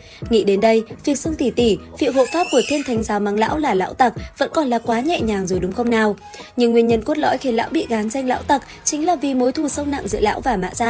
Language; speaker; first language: Vietnamese; native; Vietnamese